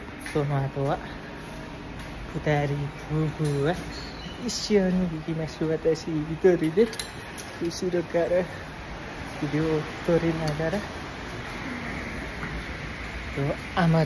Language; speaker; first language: Japanese; non-native, learner; Nepali